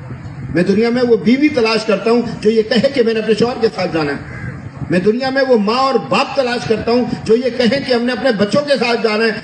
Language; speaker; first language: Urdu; non-native, local second language; Punjabi